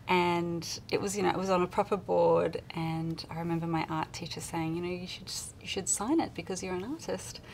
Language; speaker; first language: English; native; English